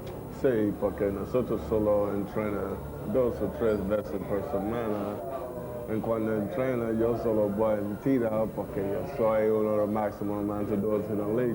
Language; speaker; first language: Spanish; non-native, learner; English